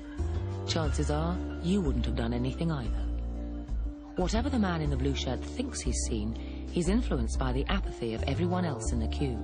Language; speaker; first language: English; native; English